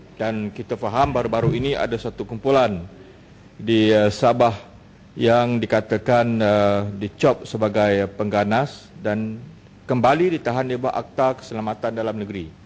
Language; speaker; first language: Malay; native; Malay